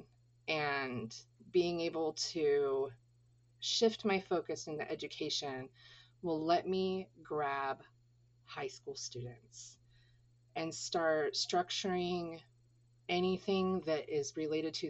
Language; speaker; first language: English; native; English